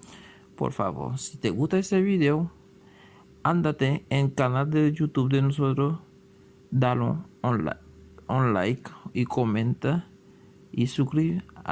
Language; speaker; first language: Spanish; non-native, learner; Haitian Creole